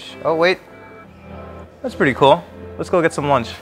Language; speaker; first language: English; native; English